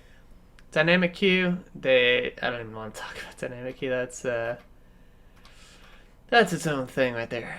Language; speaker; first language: English; native; English